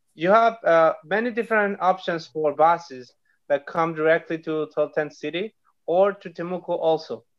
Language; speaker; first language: English; non-native, fluent; Spanish